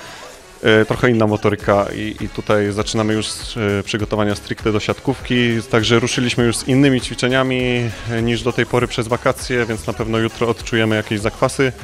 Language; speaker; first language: Polish; native; Polish